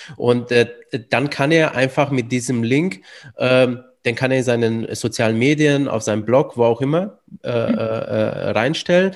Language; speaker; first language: German; early bilingual, other home language; Romanian